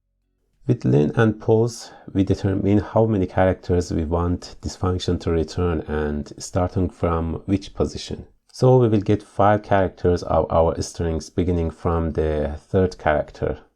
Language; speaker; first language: English; non-native, fluent; Persian